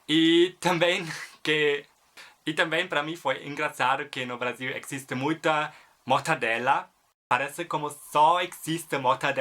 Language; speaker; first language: Portuguese; non-native, fluent; German